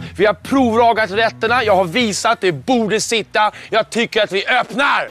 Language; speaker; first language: Swedish; native; Swedish